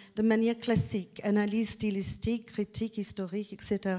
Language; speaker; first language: French; non-native, fluent; English